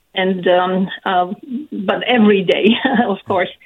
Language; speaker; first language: English; early bilingual, other home language; Ukrainian